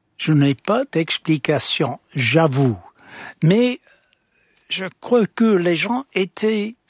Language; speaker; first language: French; non-native, fluent; English